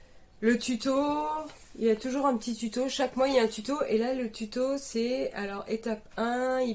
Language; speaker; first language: French; native; French